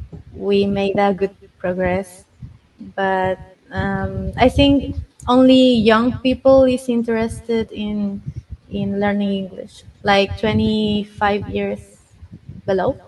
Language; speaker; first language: English; non-native, fluent; Spanish